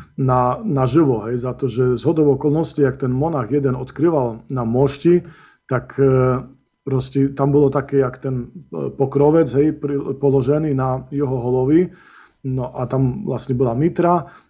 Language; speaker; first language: Slovak; non-native, local second language; Rusyn